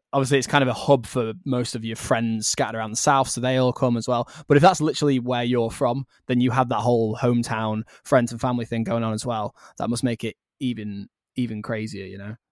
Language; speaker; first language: English; native; English